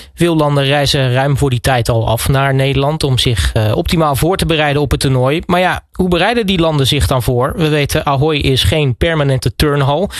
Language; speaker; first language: Dutch; native; Dutch